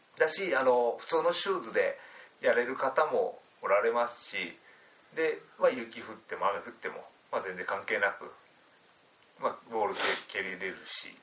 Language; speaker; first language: Japanese; native; Japanese